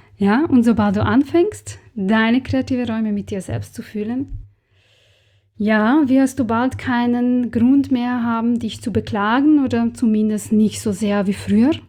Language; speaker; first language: German; non-native, fluent; Serbian